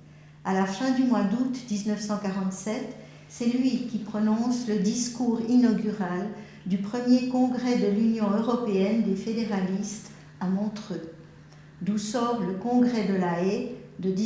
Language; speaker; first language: French; native; French